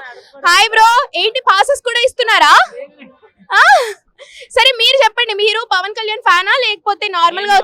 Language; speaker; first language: Telugu; native; Telugu